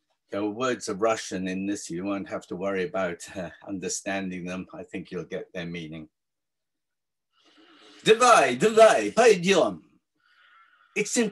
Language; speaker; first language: English; native; English